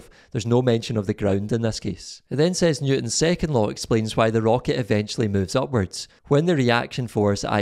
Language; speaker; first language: English; native; English